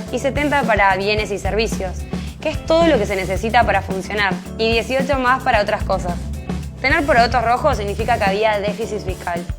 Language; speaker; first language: Spanish; native; Spanish